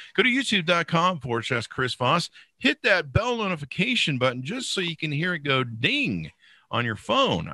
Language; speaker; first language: English; native; English